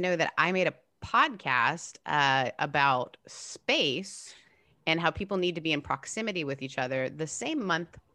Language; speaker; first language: English; native; English